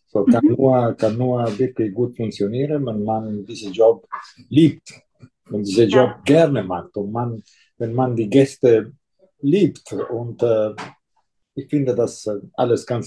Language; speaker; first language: German; non-native, fluent; Italian